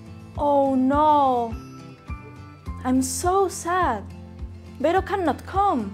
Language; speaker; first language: English; non-native, fluent; Spanish